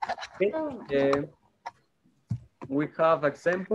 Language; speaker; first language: English; non-native, learner; Spanish